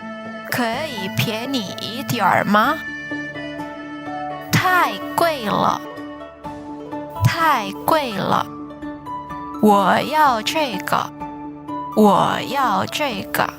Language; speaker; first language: Chinese; non-native, fluent; Indonesian